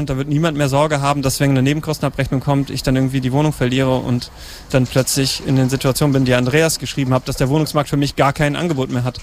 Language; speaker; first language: German; native; German